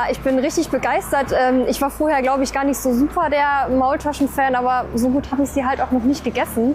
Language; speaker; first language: German; native; German